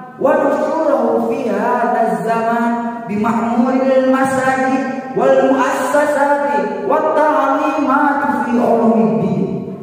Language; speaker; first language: Arabic; non-native, learner; Indonesian